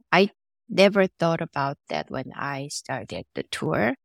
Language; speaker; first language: English; non-native, fluent; Korean